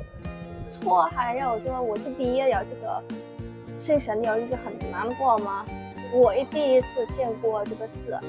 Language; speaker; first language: Chinese; non-native, learner; Vietnamese